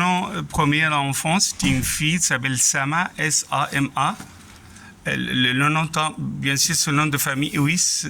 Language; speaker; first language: French; non-native, fluent; Arabic